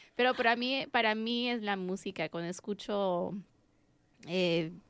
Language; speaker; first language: Spanish; early bilingual, heritage; Spanish